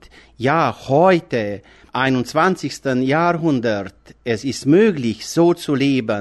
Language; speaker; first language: German; non-native, fluent; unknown